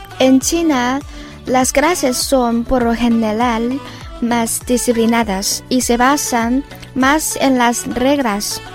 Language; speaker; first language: Spanish; non-native, fluent; Chinese